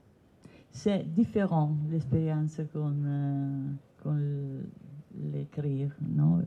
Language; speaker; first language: French; non-native, learner; Italian